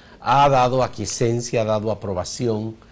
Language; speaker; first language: Spanish; native; Spanish